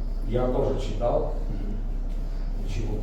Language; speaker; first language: Russian; non-native, fluent; Armenian